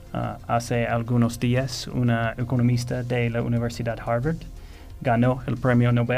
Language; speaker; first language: Spanish; non-native, fluent; English